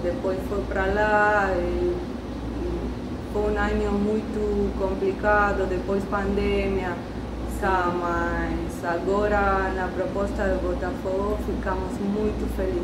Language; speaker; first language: Portuguese; non-native, learner; Spanish